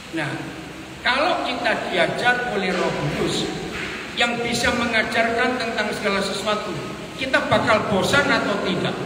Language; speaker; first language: Indonesian; native; Indonesian